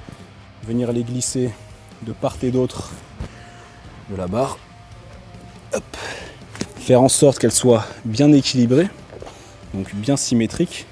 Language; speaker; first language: French; native; French